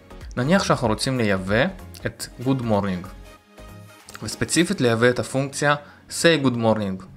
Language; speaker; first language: Hebrew; native; Hebrew